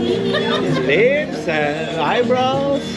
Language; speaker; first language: English; non-native, fluent; Swedish